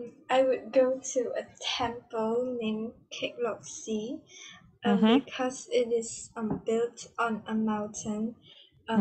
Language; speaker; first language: English; non-native, learner; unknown